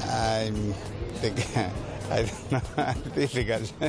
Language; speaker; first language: English; non-native, learner; Spanish